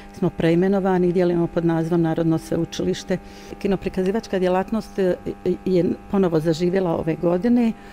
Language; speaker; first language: Croatian; native; Croatian